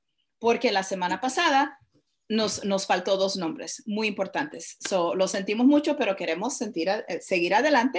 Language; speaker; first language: Spanish; early bilingual, other home language; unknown